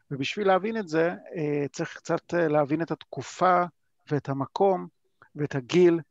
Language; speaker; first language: Hebrew; non-native, fluent; Hungarian